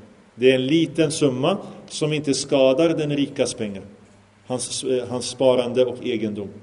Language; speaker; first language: Swedish; early bilingual, other home language; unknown